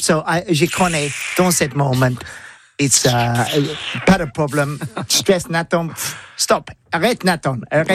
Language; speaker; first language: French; non-native, learner; English